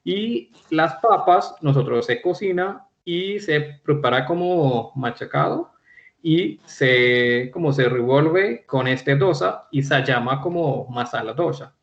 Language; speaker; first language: Spanish; non-native, fluent; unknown